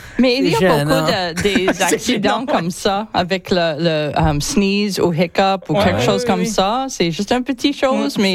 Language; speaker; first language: French; non-native, fluent; English